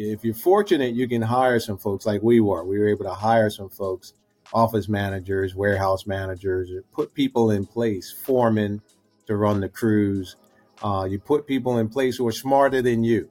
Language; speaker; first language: English; native; English